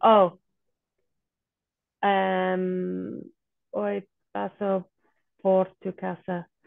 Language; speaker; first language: Spanish; non-native, learner; English